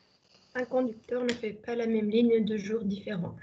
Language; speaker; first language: French; non-native, local second language; Arabic